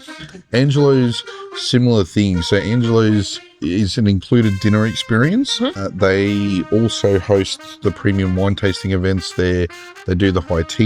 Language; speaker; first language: English; native; English